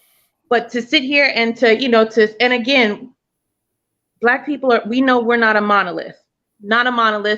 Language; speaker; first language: English; native; English